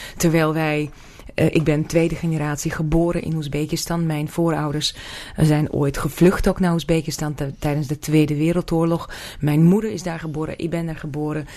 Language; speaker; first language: Dutch; non-native, fluent; Russian